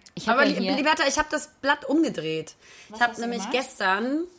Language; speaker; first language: German; native; German